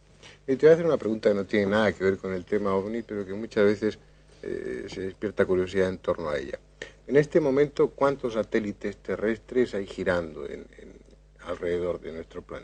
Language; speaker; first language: Spanish; native; Spanish